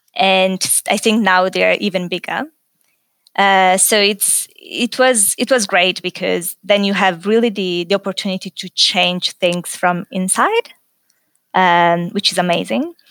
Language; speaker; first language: English; non-native, fluent; Italian